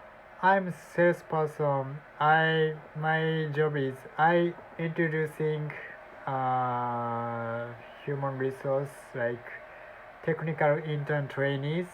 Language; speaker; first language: English; non-native, learner; Japanese